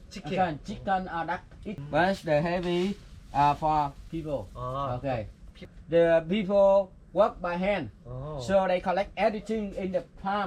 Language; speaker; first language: English; non-native, learner; Vietnamese